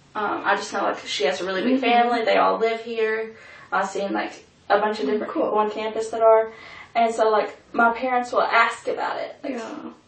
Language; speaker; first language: English; native; English